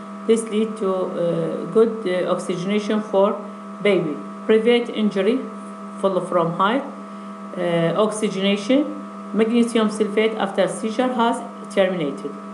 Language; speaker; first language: English; non-native, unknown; Arabic